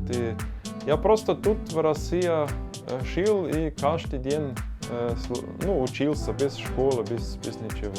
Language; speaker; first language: Russian; non-native, learner; German